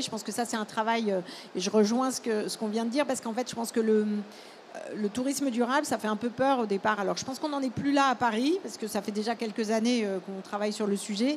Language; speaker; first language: French; native; French